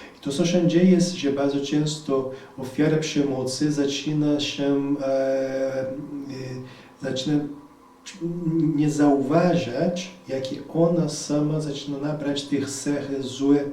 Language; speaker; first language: Polish; non-native, fluent; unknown